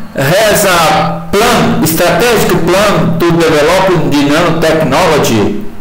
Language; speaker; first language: English; non-native, learner; Portuguese